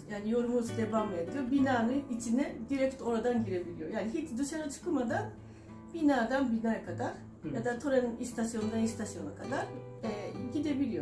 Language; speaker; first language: Turkish; non-native, fluent; Japanese